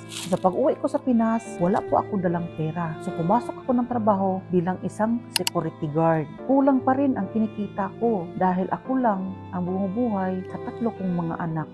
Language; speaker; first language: Filipino; non-native, local second language; Cebuano